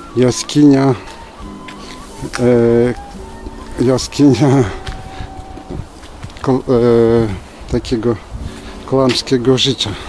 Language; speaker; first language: Polish; non-native, fluent; Turkish